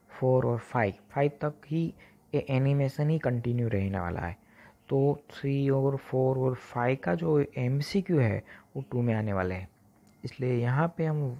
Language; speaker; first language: Hindi; non-native, local second language; Gujarati